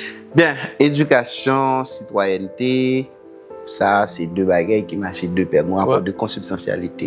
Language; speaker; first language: Haitian Creole; native; Haitian Creole